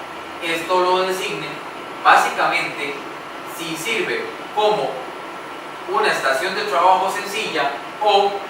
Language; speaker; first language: Spanish; native; Spanish